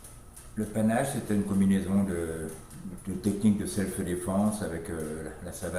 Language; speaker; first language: French; native; French